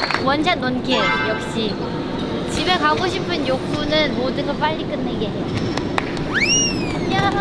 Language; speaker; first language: Korean; non-native, fluent; Chinese